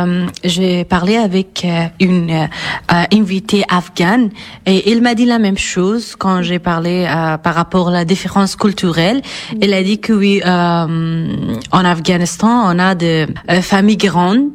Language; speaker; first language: French; non-native, fluent; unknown